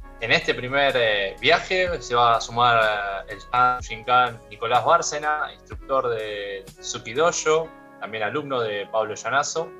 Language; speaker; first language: Spanish; native; Spanish